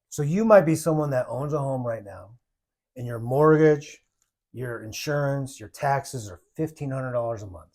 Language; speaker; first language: English; native; English